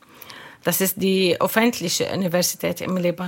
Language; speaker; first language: German; non-native, learner; Arabic